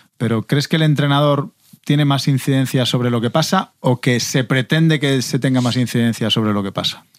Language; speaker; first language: Spanish; native; Spanish